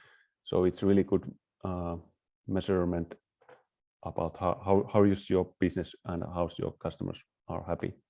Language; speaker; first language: English; non-native, fluent; Finnish